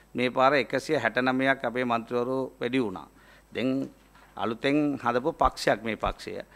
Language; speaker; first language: Sinhala; non-native, local second language; Tamil